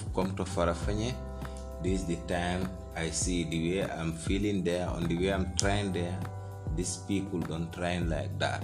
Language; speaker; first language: English; non-native, fluent; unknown